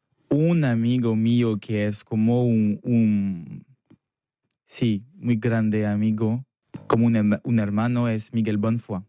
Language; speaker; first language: Spanish; non-native, learner; French